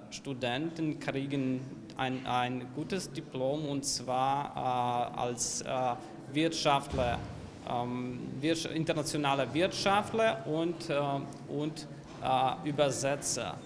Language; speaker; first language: German; non-native, fluent; Ukrainian